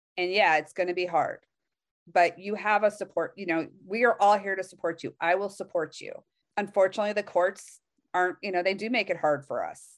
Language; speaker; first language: English; native; English